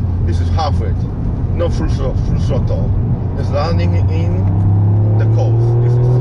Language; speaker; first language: English; non-native, learner; Japanese